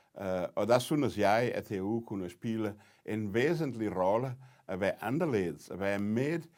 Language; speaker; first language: Danish; non-native, fluent; Portuguese